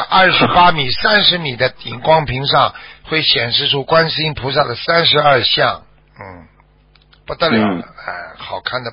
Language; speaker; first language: Chinese; native; Chinese